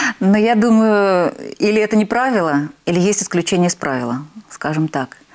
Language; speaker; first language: Russian; native; Russian